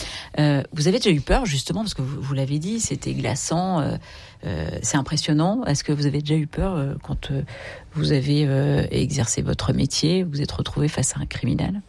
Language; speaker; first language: French; native; French